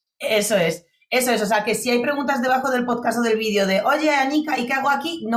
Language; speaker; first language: Spanish; non-native, fluent; Polish